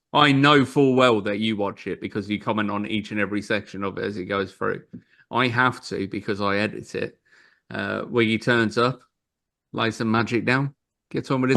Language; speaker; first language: English; native; English